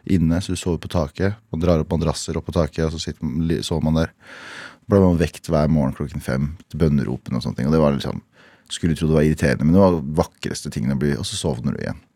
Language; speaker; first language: Norwegian; early bilingual, other home language; Kurdish